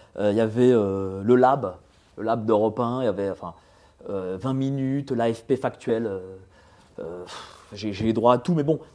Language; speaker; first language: French; early bilingual, other home language; Polish